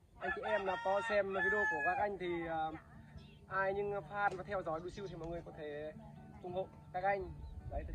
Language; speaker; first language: Vietnamese; non-native, local second language; Jarai